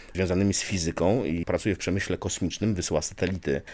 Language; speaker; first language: Polish; native; Polish